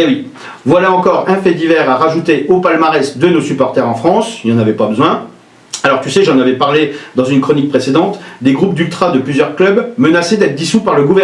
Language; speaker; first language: French; native; French